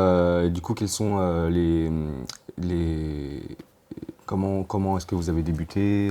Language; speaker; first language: French; native; French